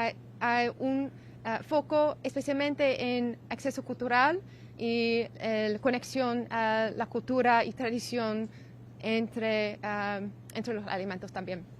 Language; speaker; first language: Spanish; non-native, learner; English